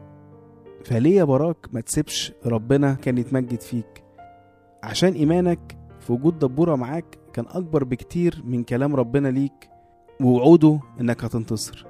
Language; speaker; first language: Arabic; native; Arabic